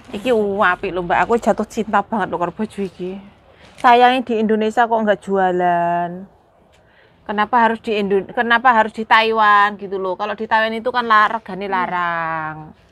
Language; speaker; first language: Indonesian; non-native, local second language; Javanese